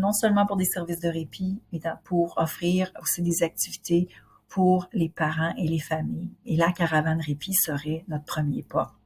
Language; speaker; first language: French; native; French